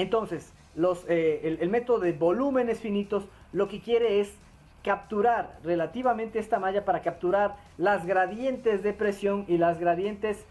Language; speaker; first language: Spanish; native; Spanish